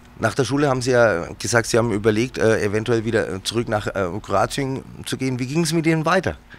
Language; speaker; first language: German; native; German